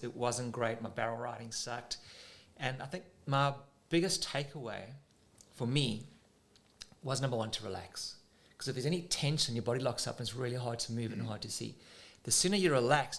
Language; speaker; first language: English; native; English